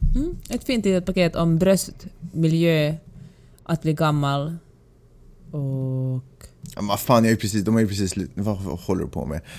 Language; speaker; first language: Swedish; native; Swedish